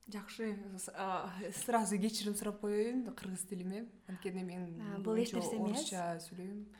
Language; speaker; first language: Kyrgyz; non-native, local second language; Russian